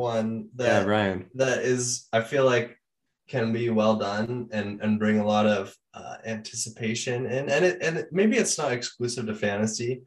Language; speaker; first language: English; native; English